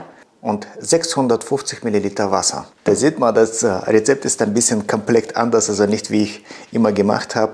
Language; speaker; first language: German; non-native, fluent; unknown